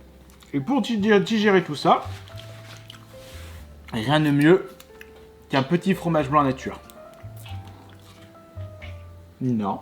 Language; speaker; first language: French; native; French